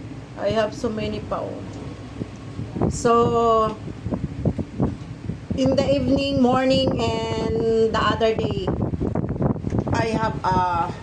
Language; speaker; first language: English; non-native, learner; Filipino